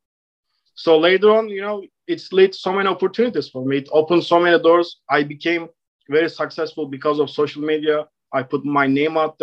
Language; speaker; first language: English; non-native, fluent; Turkish